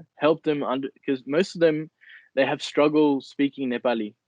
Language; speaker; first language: English; early bilingual, other home language; Nepali